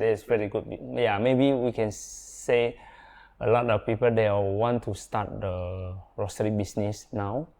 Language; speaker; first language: English; non-native, learner; Indonesian